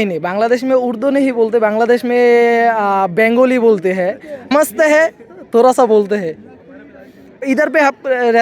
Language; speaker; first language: Hindi; non-native, learner; Bangla